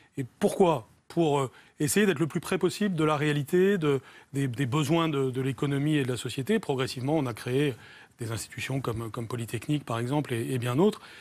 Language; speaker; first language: French; native; French